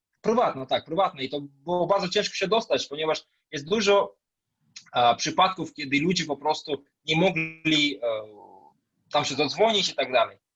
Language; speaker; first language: Polish; non-native, fluent; Russian